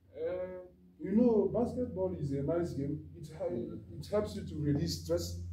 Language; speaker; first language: English; non-native, local second language; Igbo